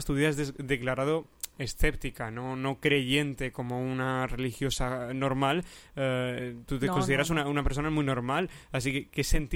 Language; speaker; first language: Spanish; native; Spanish